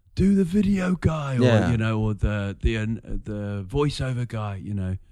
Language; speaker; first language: English; native; English